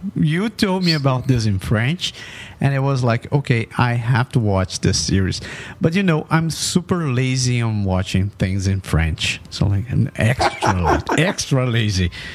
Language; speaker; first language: English; non-native, fluent; Portuguese